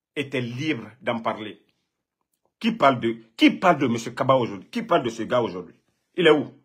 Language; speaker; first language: French; non-native, local second language; Mandingo